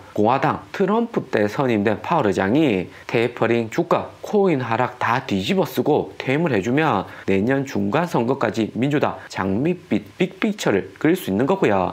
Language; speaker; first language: Korean; native; Korean